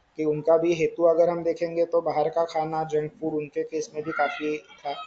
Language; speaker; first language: Hindi; non-native, local second language; Marathi